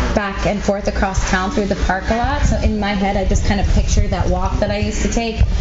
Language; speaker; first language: English; native; English